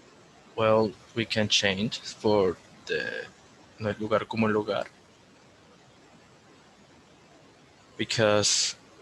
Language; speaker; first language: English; non-native, learner; Spanish